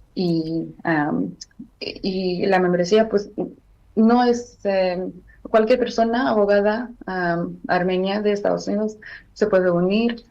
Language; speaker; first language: Spanish; non-native, fluent; Armenian